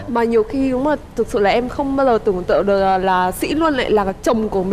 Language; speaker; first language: Vietnamese; native; Vietnamese